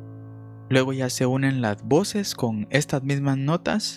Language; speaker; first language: Spanish; native; Spanish